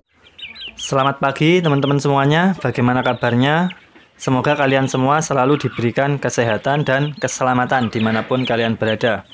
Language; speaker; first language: Indonesian; native; Indonesian